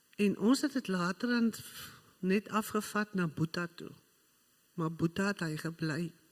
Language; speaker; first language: Afrikaans; native; Afrikaans